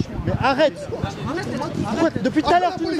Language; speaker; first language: French; native; French